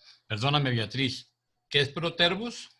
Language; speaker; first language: Spanish; native; Spanish